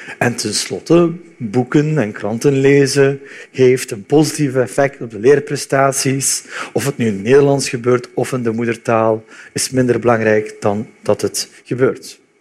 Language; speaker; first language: Dutch; early bilingual, other home language; Turkish